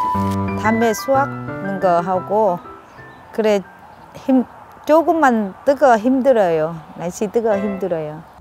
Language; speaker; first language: Korean; non-native, learner; Vietnamese